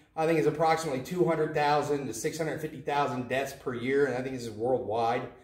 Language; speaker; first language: English; native; English